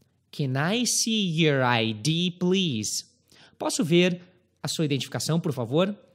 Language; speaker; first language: Portuguese; native; Portuguese